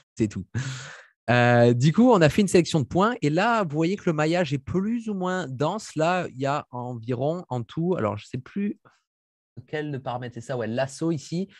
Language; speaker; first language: French; native; French